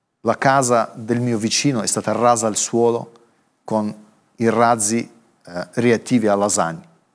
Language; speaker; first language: Italian; non-native, fluent; Russian